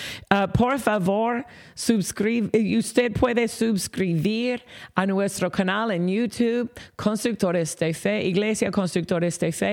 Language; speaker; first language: Spanish; non-native, fluent; English